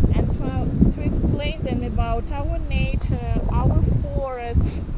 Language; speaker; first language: English; non-native, fluent; Russian